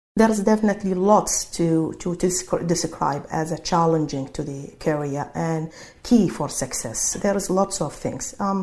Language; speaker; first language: English; non-native, fluent; Arabic